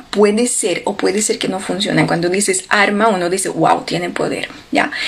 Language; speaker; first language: Spanish; non-native, fluent; Ukrainian